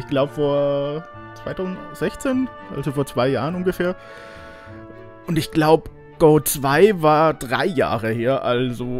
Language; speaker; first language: German; native; German